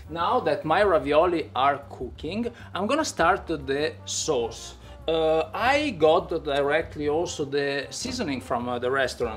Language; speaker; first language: English; non-native, fluent; Italian